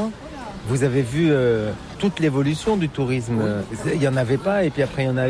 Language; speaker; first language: French; native; French